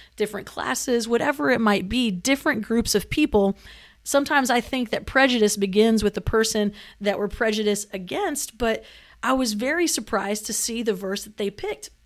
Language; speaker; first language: English; native; English